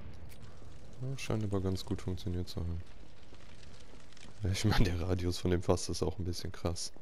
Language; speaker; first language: German; native; German